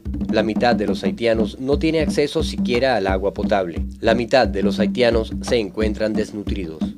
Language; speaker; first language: Spanish; native; Spanish